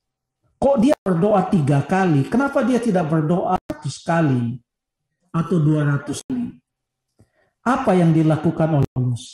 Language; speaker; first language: Indonesian; native; Indonesian